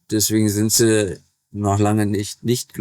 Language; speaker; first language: German; native; German